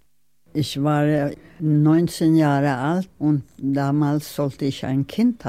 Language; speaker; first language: German; non-native, fluent; Swedish